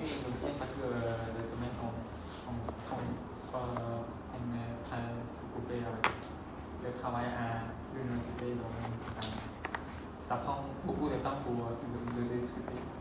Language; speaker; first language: French; non-native, learner; Khmer